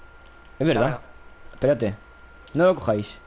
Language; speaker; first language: Spanish; native; Spanish